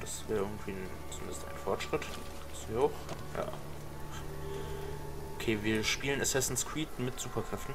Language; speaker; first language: German; native; German